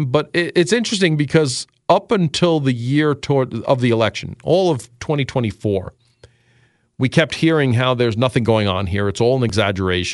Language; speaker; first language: English; native; English